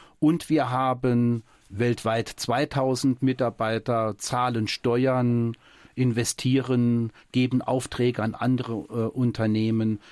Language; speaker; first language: German; early bilingual, other home language; Italian